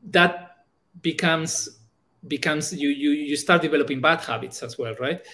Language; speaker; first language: English; non-native, fluent; Spanish